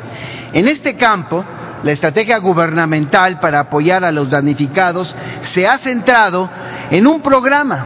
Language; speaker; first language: Spanish; native; Spanish